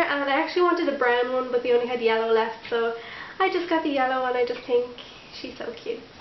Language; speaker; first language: English; native; English